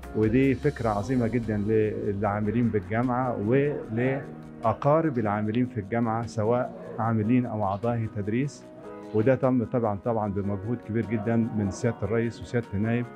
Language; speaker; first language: Egyptian Arabic; native; Egyptian Arabic